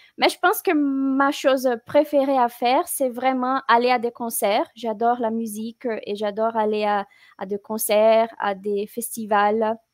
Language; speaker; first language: French; non-native, fluent; Portuguese